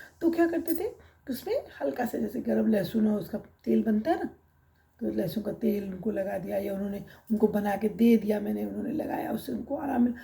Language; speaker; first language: Hindi; native; Hindi